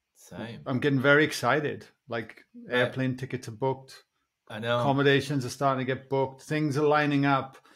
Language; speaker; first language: English; native; English